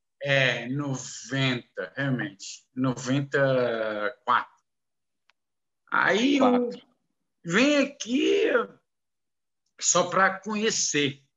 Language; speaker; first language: Portuguese; non-native, learner; Arabic